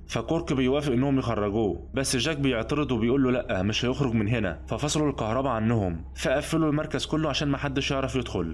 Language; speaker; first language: Arabic; native; Arabic